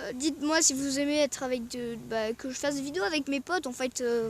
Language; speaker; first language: French; native; French